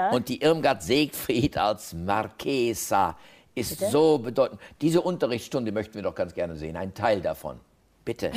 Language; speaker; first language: German; native; German